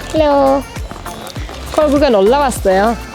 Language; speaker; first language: Korean; non-native, learner; Persian